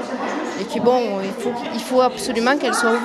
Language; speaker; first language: French; native; French